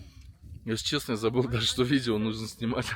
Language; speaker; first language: Russian; native; Russian